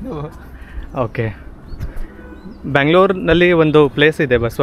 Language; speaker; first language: Kannada; non-native, learner; Hindi